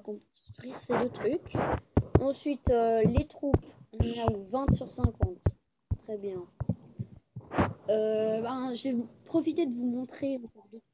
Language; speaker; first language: French; native; French